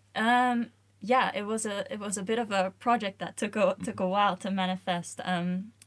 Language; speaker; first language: English; native; English